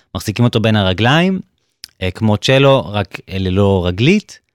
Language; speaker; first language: Hebrew; native; Hebrew